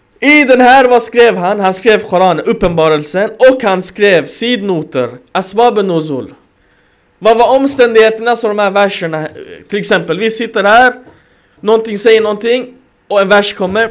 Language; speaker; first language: Swedish; early bilingual, other home language; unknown